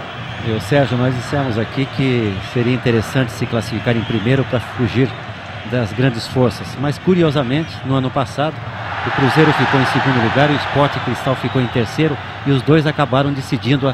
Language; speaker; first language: Portuguese; native; Portuguese